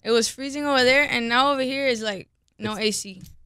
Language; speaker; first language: English; early bilingual, other home language; Spanish